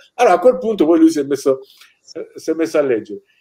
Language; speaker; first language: Italian; non-native, fluent; Persian